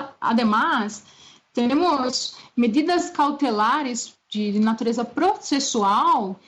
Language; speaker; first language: Spanish; non-native, fluent; Portuguese